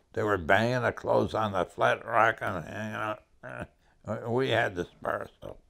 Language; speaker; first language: English; native; English